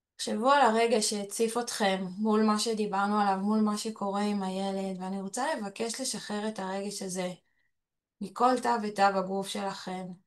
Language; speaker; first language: Hebrew; early bilingual, other home language; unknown